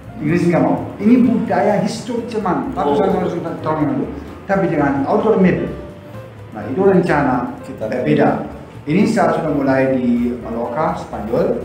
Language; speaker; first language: Indonesian; non-native, fluent; German